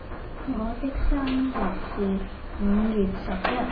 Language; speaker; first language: Chinese; early bilingual, heritage; Chinese